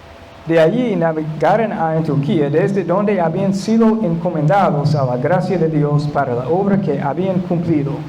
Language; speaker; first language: Spanish; non-native, fluent; English